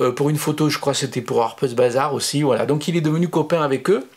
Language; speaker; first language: French; native; French